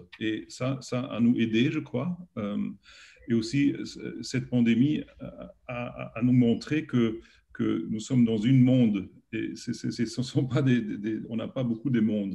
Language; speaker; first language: French; non-native, learner; German